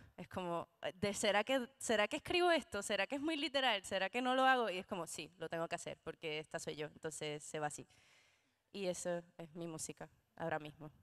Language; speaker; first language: Spanish; native; Spanish